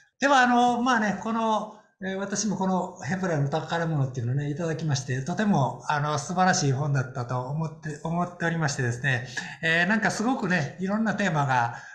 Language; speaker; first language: Japanese; native; Japanese